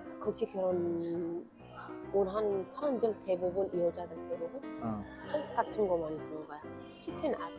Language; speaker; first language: Korean; non-native, fluent; Arabic